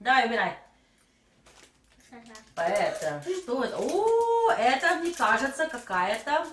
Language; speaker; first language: Russian; native; Russian